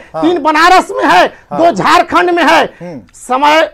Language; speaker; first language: Hindi; native; Hindi